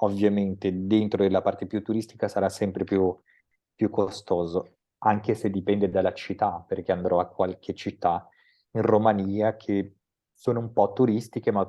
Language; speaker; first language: Italian; non-native, fluent; Portuguese